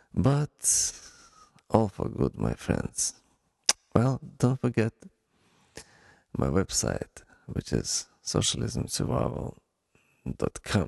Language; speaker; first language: English; non-native, fluent; Ukrainian